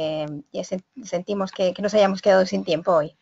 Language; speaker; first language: Spanish; native; Spanish